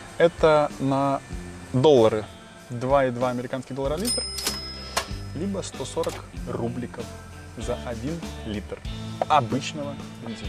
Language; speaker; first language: Russian; native; Russian